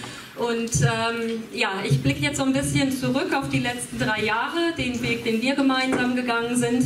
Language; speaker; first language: German; native; German